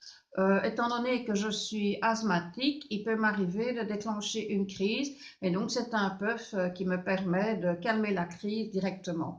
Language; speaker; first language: French; native; French